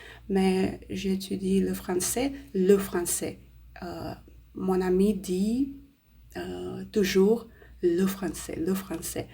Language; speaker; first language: French; non-native, learner; Russian